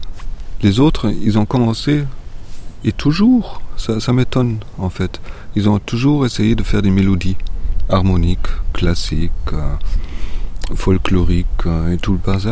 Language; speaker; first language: French; non-native, fluent; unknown